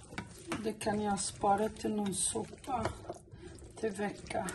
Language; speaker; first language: Swedish; non-native, learner; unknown